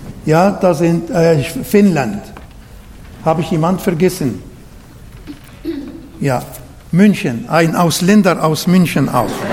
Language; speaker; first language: German; non-native, learner; Arabic